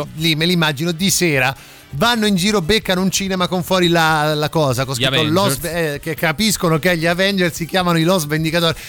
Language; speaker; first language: Italian; native; Italian